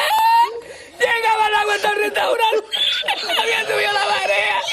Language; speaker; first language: Spanish; native; Spanish